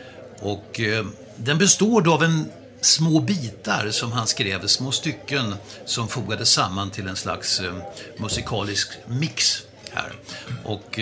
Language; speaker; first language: Swedish; native; Swedish